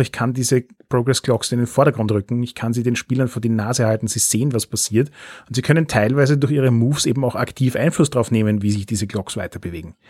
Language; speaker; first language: German; native; German